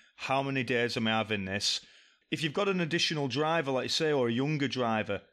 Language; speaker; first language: English; native; English